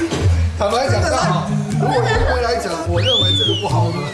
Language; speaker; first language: Chinese; native; Chinese